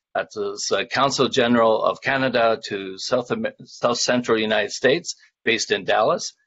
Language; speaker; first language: English; native; English